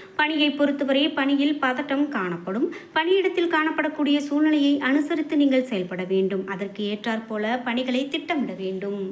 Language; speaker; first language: Tamil; native; Tamil